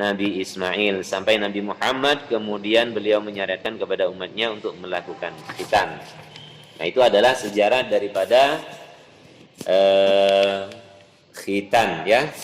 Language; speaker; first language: Indonesian; native; Indonesian